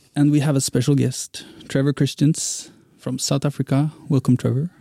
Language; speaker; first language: English; non-native, fluent; Norwegian